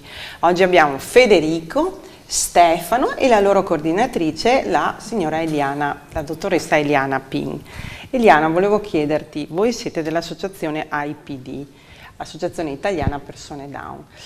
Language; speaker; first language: Italian; native; Italian